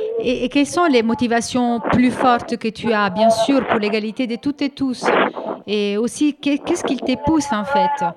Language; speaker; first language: French; native; French